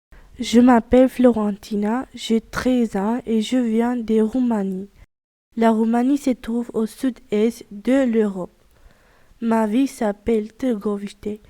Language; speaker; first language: French; non-native, learner; Romanian